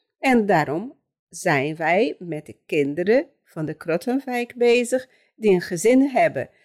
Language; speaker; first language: Dutch; non-native, fluent; Portuguese